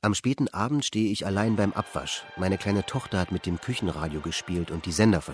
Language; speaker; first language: German; native; German